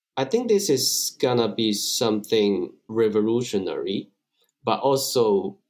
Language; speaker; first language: English; non-native, fluent; Chinese